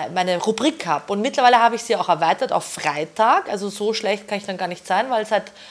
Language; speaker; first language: German; native; German